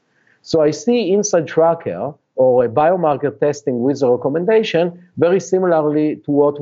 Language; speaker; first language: English; non-native, fluent; Hebrew